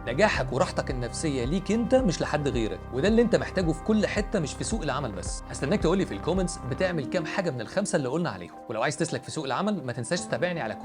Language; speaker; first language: Arabic; native; Arabic